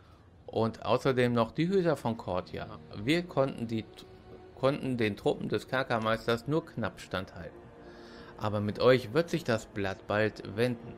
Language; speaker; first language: German; native; German